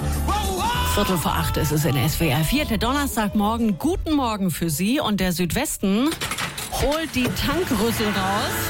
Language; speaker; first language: German; native; German